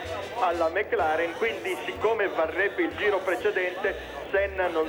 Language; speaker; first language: Italian; native; Italian